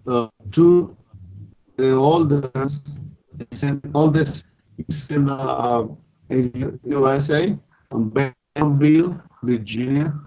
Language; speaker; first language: English; non-native, learner; Spanish